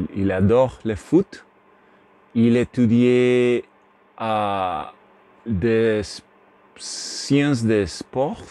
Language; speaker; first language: French; non-native, learner; Spanish